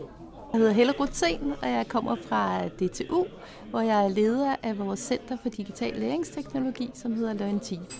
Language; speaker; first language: Danish; native; Danish